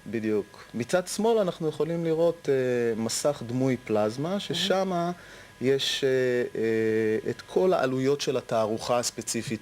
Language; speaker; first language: Hebrew; native; Hebrew